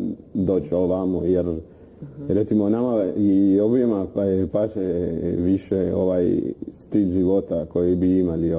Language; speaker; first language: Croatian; non-native, fluent; Spanish